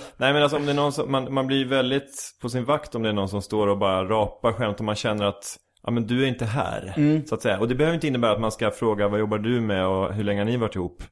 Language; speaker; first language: Swedish; native; Swedish